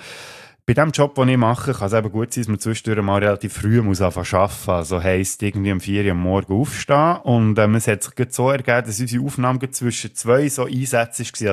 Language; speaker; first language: German; native; German